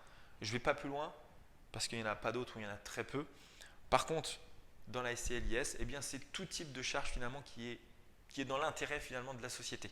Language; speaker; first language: French; native; French